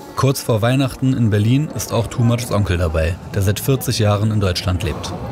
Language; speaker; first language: German; early bilingual, other home language; Persian